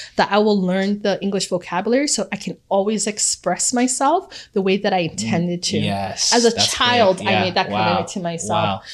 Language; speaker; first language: English; early bilingual, other home language; Akan